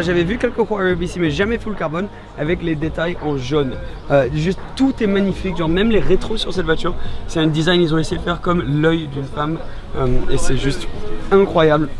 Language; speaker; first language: French; native; French